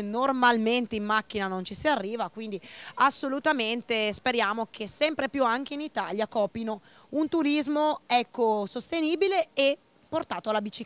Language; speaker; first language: Italian; native; Italian